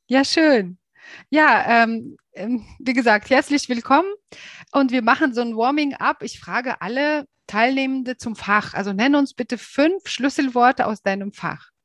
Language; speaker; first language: German; native; German